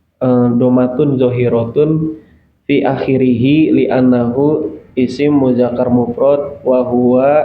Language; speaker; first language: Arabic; non-native, learner; Indonesian